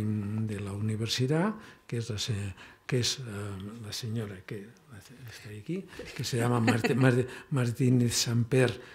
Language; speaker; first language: Spanish; non-native, local second language; Catalan